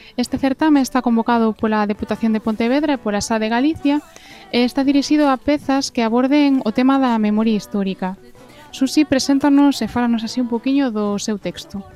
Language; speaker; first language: Galician; native; Galician